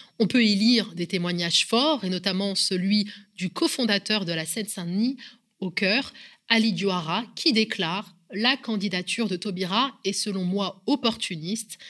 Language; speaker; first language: French; native; French